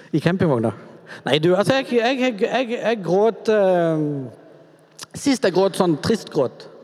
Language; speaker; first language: Norwegian; native; Norwegian